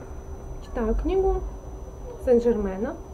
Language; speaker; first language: Russian; native; Russian